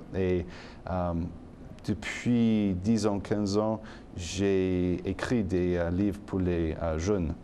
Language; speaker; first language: French; non-native, fluent; English